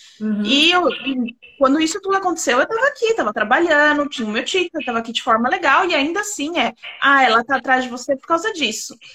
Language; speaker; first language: Portuguese; native; Portuguese